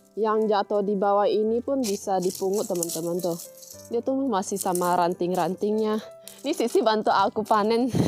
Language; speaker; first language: Indonesian; native; Indonesian